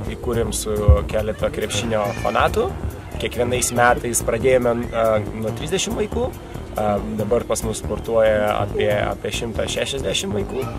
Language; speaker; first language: Lithuanian; native; Lithuanian